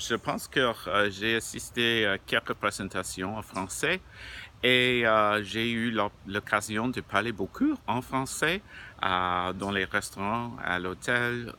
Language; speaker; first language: French; non-native, learner; English